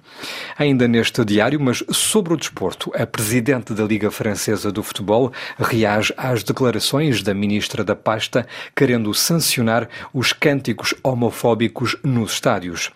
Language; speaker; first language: Portuguese; native; Portuguese